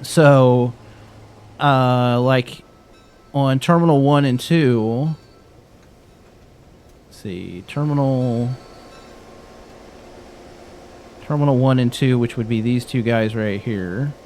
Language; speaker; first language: English; native; English